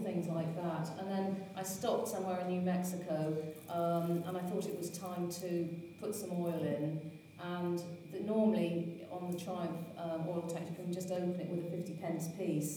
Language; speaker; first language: English; native; English